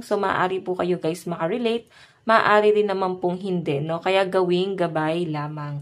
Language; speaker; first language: Filipino; native; Filipino